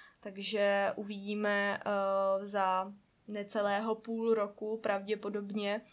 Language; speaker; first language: Czech; native; Czech